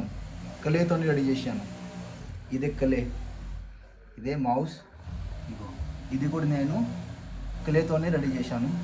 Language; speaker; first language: Telugu; non-native, learner; Marwari